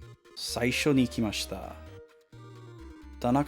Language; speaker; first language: Japanese; non-native, learner; English